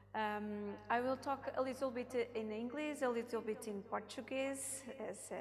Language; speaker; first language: English; non-native, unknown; Portuguese